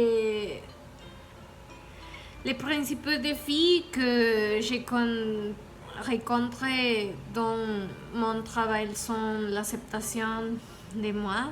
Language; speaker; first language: French; non-native, learner; Spanish